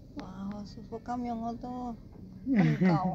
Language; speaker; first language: Cantonese; non-native, learner; Indonesian